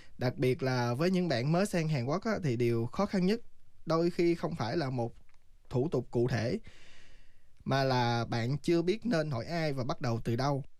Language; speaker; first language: Vietnamese; native; Vietnamese